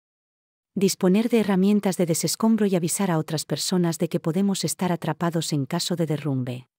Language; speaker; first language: Spanish; native; Spanish